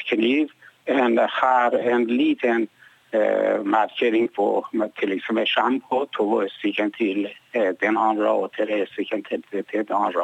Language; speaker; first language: Swedish; non-native, learner; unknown